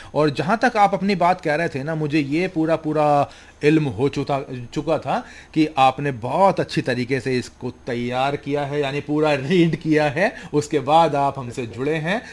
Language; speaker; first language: Hindi; native; Hindi